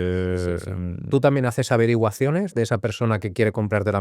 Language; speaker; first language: Spanish; native; Spanish